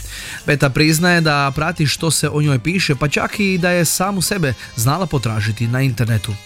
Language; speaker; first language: Croatian; native; Croatian